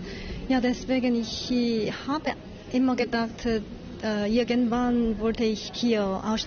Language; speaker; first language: German; non-native, learner; Korean